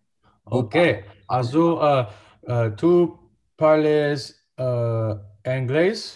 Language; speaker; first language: French; non-native, learner; English